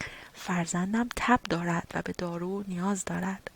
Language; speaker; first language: Persian; native; Persian